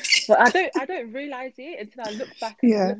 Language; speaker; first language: English; native; English